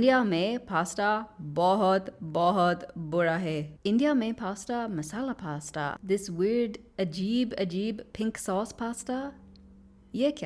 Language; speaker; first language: Hindi; non-native, learner; English